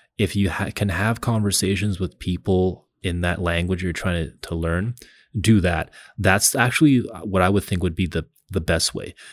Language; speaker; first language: English; early bilingual, other home language; Cantonese